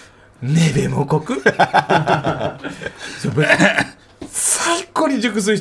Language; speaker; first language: Japanese; native; Japanese